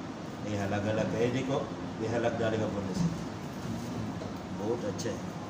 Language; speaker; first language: Hindi; non-native, learner; Filipino